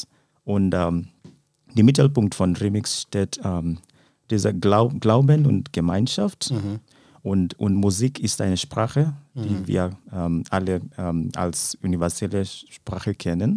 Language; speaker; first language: German; non-native, fluent; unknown